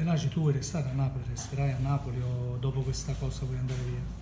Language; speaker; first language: Italian; native; Italian